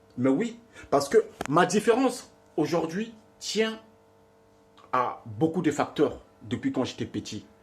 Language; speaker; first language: French; non-native, local second language; Lingala